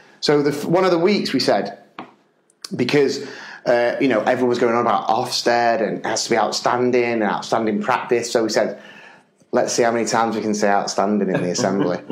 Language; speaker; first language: English; native; English